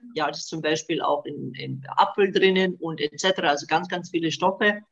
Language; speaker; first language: German; non-native, fluent; Bosnian